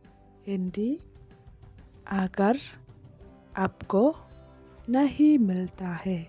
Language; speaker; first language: Hindi; non-native, local second language; Khasi